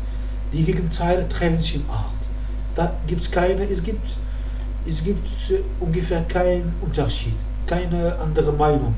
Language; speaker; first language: German; non-native, learner; Arabic